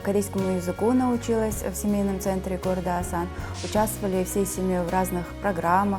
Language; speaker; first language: Russian; non-native, local second language; Kazakh